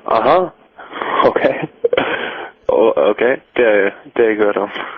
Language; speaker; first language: Danish; non-native, local second language; Faroese